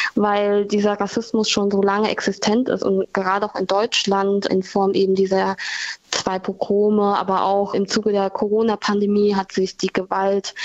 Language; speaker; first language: German; native; German